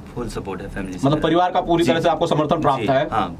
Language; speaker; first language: Hindi; native; Hindi